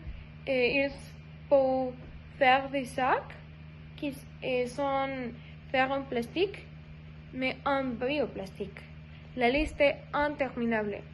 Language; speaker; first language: French; non-native, learner; Spanish